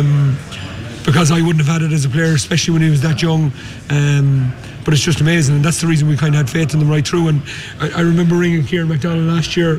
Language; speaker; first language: English; native; English